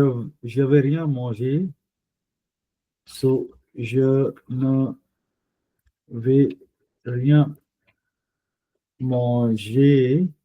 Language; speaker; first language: French; non-native, fluent; Punjabi